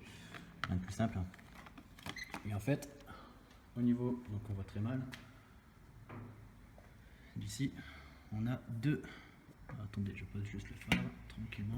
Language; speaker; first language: French; native; French